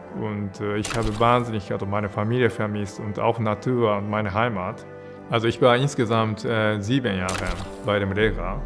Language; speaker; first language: German; non-native, fluent; Japanese